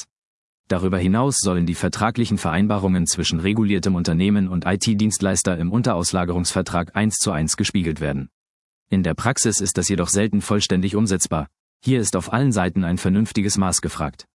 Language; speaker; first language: German; native; German